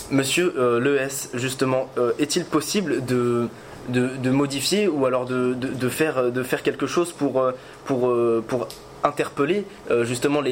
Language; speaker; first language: French; native; French